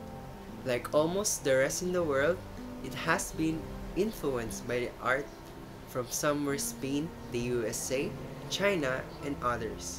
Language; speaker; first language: English; non-native, local second language; Filipino